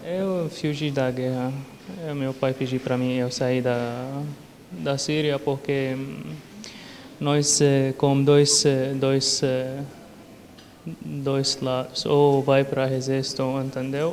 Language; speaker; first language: Portuguese; non-native, learner; Arabic